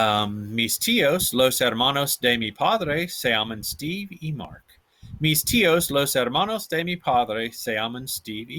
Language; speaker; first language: Spanish; non-native, fluent; English